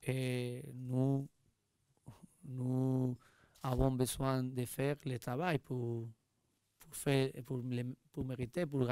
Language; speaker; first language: French; non-native, learner; Spanish